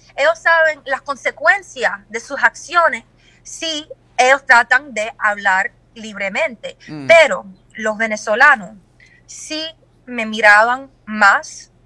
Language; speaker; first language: Spanish; early bilingual, heritage; Spanish